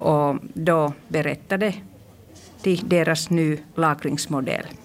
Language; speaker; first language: Swedish; non-native, local second language; Finnish